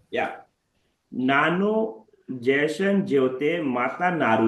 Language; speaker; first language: Kannada; non-native, learner; Hindi